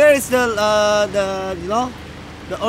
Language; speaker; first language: English; non-native, learner; Chinese